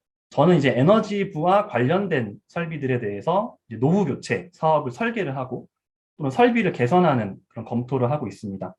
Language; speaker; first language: Korean; early bilingual, heritage; Korean